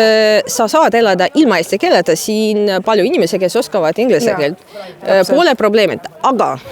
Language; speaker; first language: Estonian; non-native, fluent; Russian